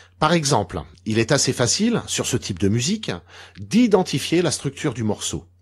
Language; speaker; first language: French; native; French